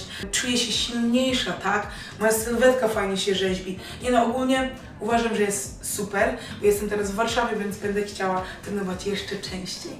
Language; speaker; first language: Polish; native; Polish